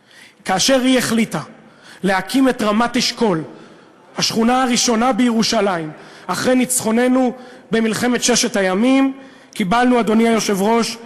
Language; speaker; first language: Hebrew; native; Hebrew